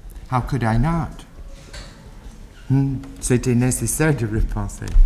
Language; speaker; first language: French; non-native, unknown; English